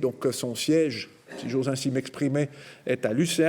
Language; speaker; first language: French; native; French